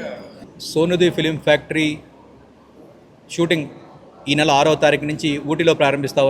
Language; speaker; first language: Telugu; native; Telugu